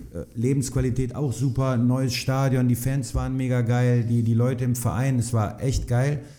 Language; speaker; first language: German; native; German